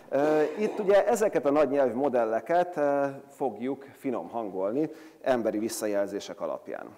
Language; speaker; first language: Hungarian; native; Hungarian